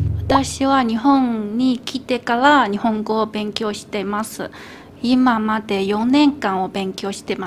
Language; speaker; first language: Japanese; non-native, fluent; Chinese